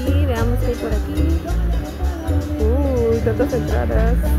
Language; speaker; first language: Spanish; native; Spanish